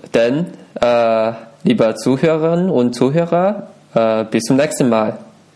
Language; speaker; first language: German; non-native, fluent; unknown